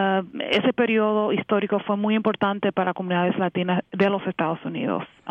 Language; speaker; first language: Spanish; early bilingual, heritage; Spanish